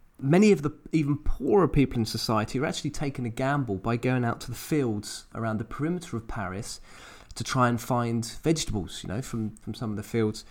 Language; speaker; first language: English; native; English